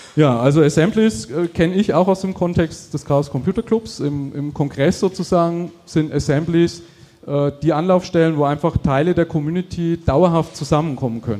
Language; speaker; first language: German; native; German